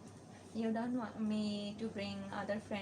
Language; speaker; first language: English; non-native, learner; Nepali